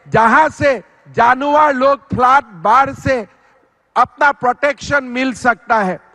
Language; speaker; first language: Hindi; non-native, local second language; Assamese